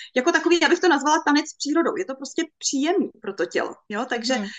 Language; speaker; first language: Czech; native; Czech